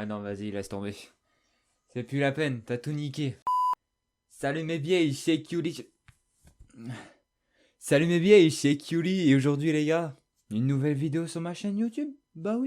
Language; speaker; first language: French; native; French